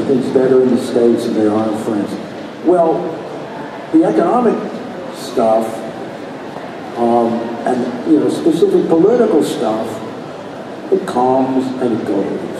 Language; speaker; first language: English; native; English